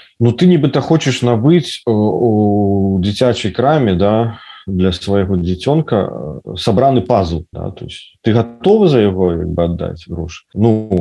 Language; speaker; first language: Belarusian; non-native, local second language; Russian